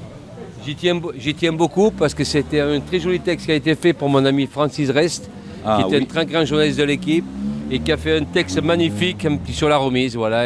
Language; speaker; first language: French; native; French